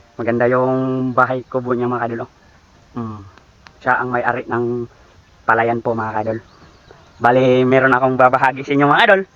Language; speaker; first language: Filipino; non-native, local second language; Cebuano